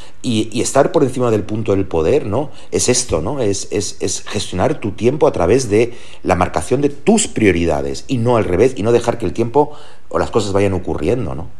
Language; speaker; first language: Spanish; early bilingual, heritage; Spanish